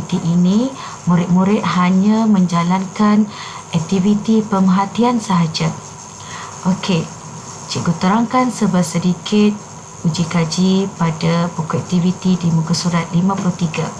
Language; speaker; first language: Malay; native; Malay